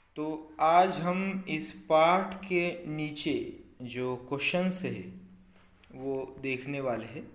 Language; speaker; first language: Hindi; non-native, local second language; Marathi